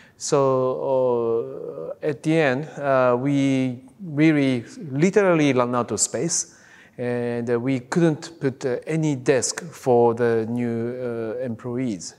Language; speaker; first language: English; non-native, fluent; Japanese